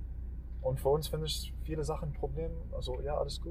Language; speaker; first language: German; non-native, learner; Arabic